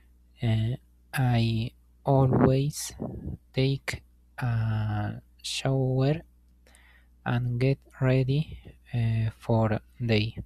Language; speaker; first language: English; non-native, learner; Spanish